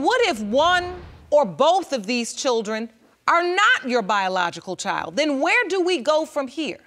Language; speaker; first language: English; native; English